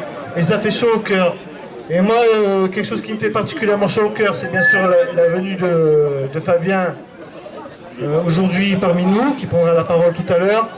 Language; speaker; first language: French; native; French